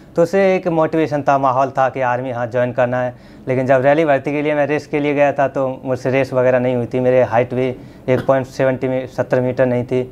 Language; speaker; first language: Hindi; native; Hindi